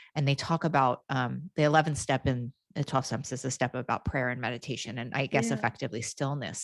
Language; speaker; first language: English; native; English